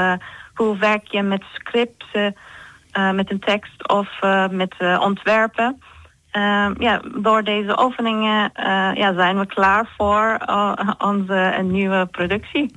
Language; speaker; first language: Dutch; non-native, fluent; Turkish